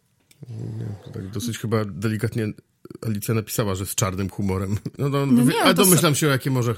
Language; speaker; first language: Polish; native; Polish